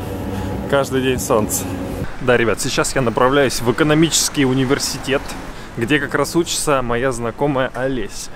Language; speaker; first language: Russian; native; Russian